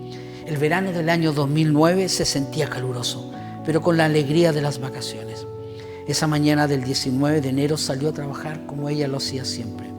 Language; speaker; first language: Spanish; native; Spanish